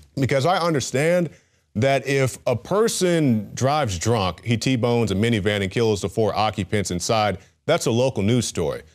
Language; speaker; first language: English; native; English